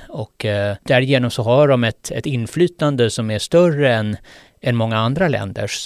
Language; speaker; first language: Swedish; native; Swedish